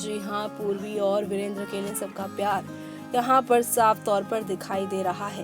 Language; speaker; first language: Hindi; native; Hindi